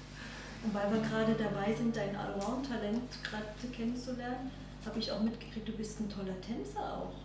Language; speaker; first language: German; native; German